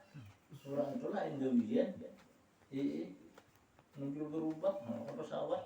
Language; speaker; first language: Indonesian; non-native, local second language; Banjar